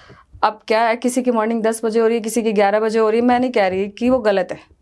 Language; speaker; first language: Hindi; native; Hindi